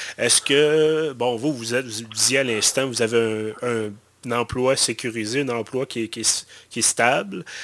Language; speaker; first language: French; native; French